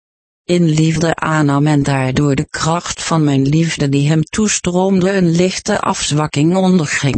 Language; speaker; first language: Dutch; native; Dutch